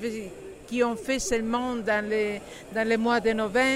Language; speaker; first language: French; non-native, learner; Italian